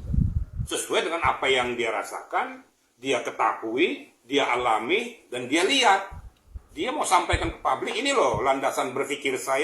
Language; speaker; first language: Indonesian; native; Indonesian